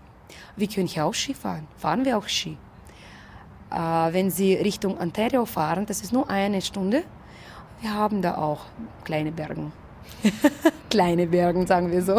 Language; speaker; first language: German; non-native, fluent; Russian